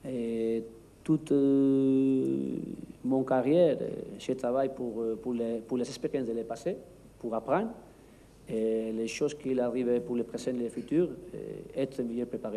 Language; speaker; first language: French; non-native, learner; Spanish